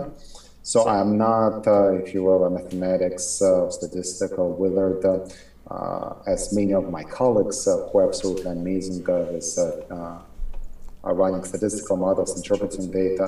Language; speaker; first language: English; non-native, fluent; Ukrainian